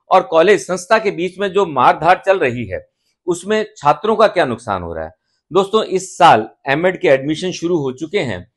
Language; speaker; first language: Hindi; native; Hindi